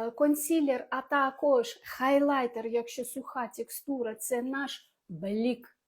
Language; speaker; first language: Ukrainian; non-native, local second language; Russian